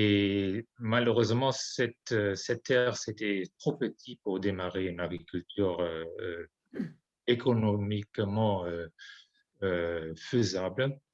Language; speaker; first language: French; non-native, fluent; German